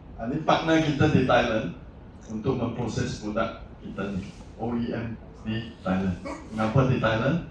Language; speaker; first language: Malay; non-native, local second language; Chinese